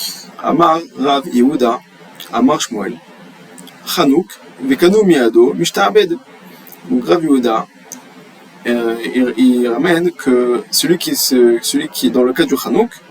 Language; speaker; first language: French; native; French